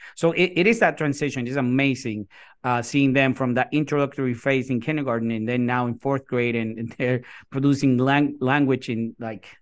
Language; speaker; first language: English; non-native, fluent; Spanish